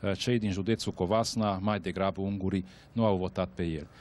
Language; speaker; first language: Romanian; non-native, local second language; Hungarian